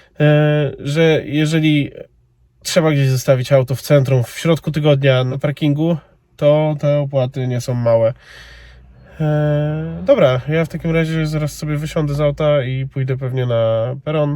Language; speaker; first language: Polish; native; Polish